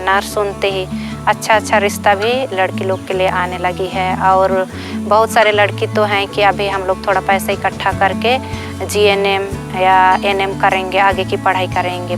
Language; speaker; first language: Hindi; non-native, local second language; Sadri